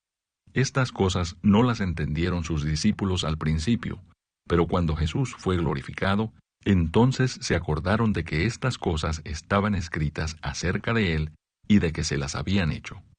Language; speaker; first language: Spanish; native; Spanish